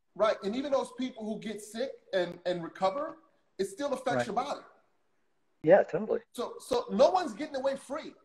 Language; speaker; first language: English; native; English